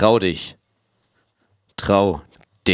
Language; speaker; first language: German; native; German